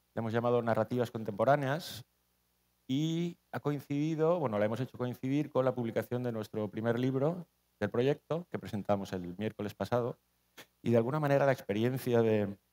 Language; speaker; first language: Spanish; native; Spanish